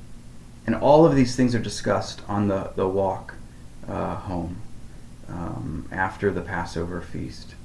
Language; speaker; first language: English; native; English